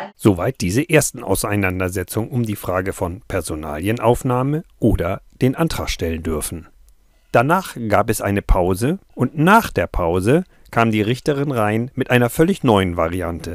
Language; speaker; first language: German; native; German